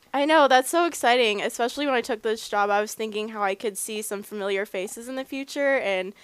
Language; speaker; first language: English; native; English